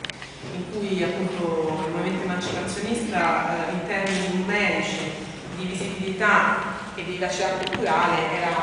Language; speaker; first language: Italian; native; Italian